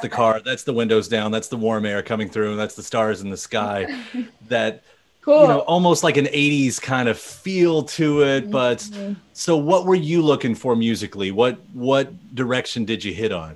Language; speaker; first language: English; native; English